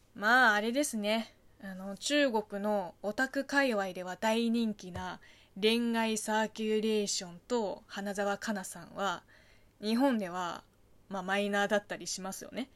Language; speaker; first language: Japanese; non-native, fluent; Chinese